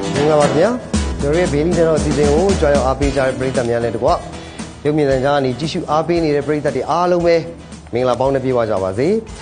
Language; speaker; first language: Burmese; native; Burmese